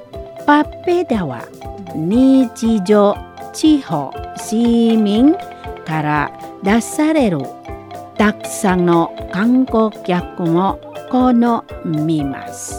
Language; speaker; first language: Japanese; non-native, learner; Indonesian